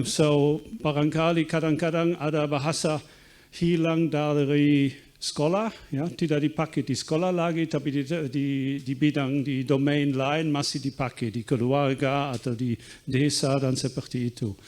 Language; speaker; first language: Indonesian; non-native, fluent; German